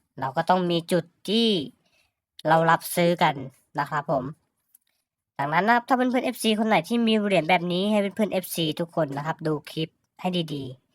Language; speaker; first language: Thai; native; Thai